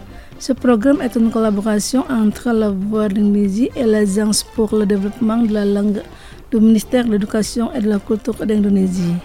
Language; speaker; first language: French; non-native, fluent; Indonesian